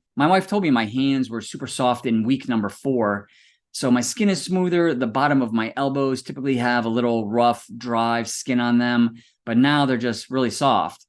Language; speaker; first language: English; native; English